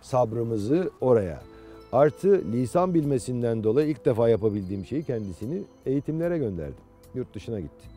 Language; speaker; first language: Turkish; native; Turkish